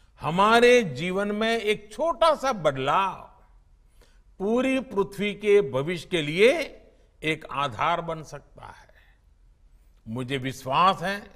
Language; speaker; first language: Hindi; non-native, local second language; Gujarati